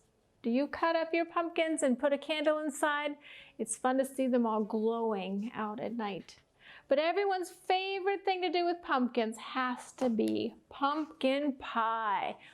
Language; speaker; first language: English; native; English